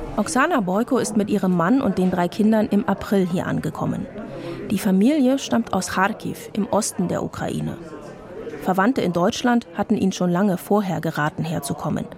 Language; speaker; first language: German; native; German